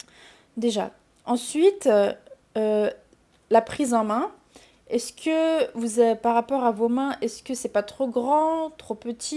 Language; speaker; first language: French; native; French